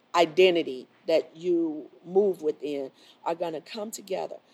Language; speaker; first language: English; native; English